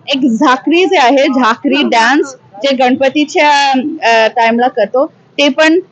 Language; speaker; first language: Marathi; early bilingual, heritage; Marathi